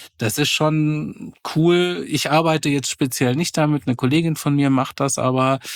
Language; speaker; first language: German; native; German